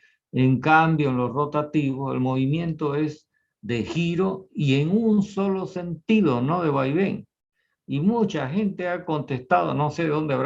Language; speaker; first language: Spanish; native; Spanish